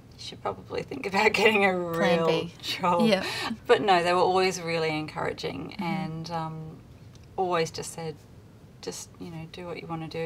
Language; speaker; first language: English; native; English